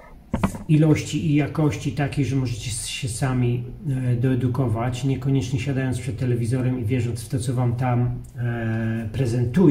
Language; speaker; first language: Polish; native; Polish